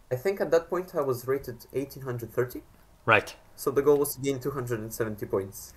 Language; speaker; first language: English; non-native, fluent; Macedonian